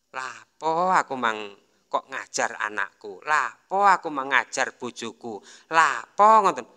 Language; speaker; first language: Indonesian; non-native, local second language; Javanese